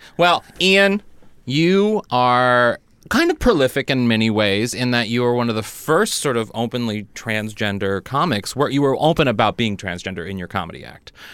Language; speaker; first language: English; native; English